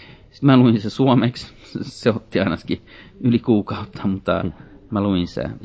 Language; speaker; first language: Finnish; early bilingual, heritage; Finnish